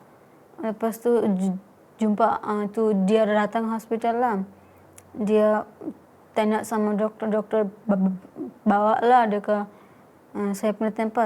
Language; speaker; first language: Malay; non-native, learner; Bangla